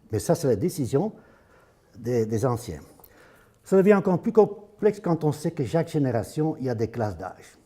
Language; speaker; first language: French; non-native, fluent; Dutch